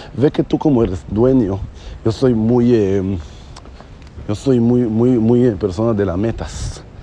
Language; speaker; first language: Spanish; non-native, fluent; Hebrew